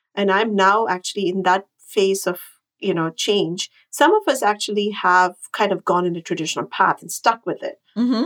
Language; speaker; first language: English; non-native, local second language; Tamil